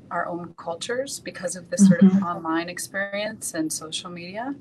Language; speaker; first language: English; native; English